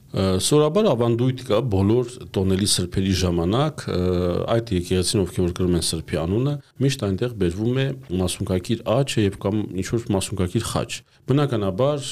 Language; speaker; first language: Armenian; native; Armenian